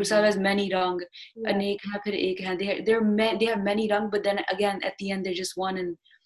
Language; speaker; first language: English; non-native, local second language; Punjabi